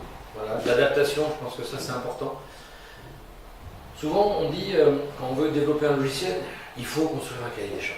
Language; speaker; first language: French; native; French